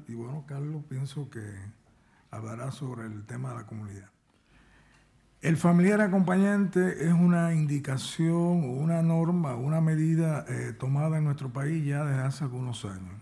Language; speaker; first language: Spanish; native; Spanish